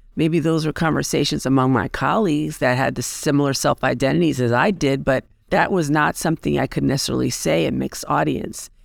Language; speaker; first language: English; native; English